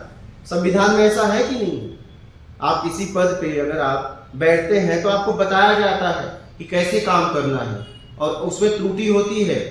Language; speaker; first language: Hindi; native; Hindi